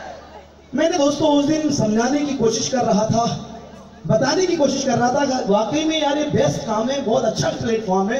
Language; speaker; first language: Hindi; native; Hindi